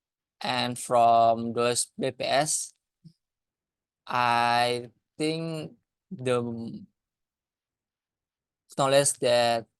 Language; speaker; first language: English; non-native, learner; Indonesian